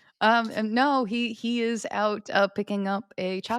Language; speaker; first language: English; native; English